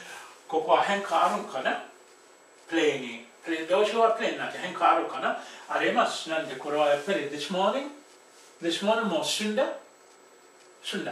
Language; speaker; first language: Japanese; non-native, fluent; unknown